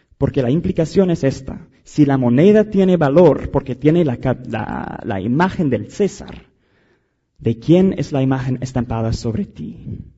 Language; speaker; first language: Spanish; non-native, fluent; English